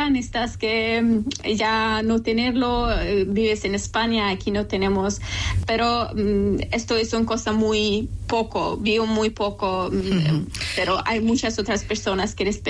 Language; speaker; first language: Spanish; non-native, local second language; Persian